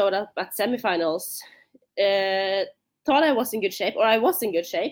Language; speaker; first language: English; non-native, fluent; Norwegian